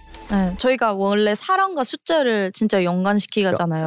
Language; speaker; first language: Korean; early bilingual, heritage; Korean